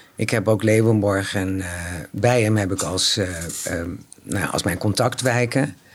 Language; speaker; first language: Dutch; native; Dutch